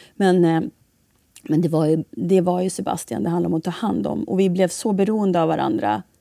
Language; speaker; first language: Swedish; native; Swedish